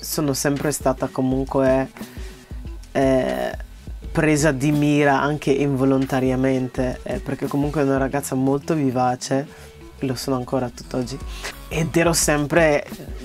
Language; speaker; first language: Italian; early bilingual, other home language; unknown